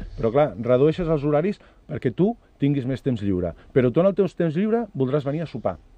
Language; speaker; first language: Catalan; native; Catalan